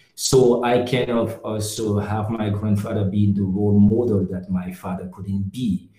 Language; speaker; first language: English; non-native, local second language; French